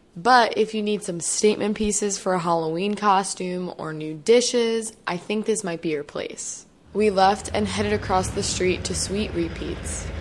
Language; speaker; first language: English; native; English